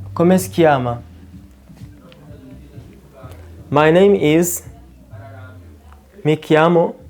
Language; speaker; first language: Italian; non-native, learner; Kinyarwanda